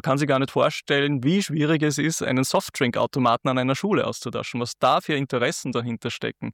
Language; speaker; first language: German; native; German